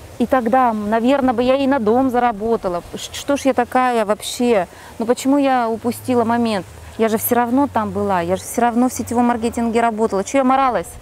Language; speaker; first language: Russian; non-native, local second language; Kazakh